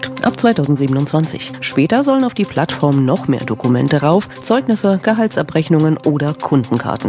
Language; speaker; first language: German; native; German